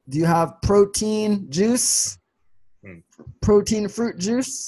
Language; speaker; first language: English; non-native, fluent; Swedish